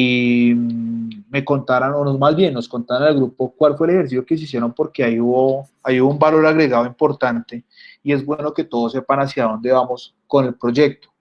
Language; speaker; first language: Spanish; native; Spanish